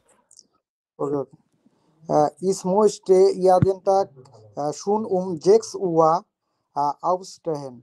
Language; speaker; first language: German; non-native, learner; Bangla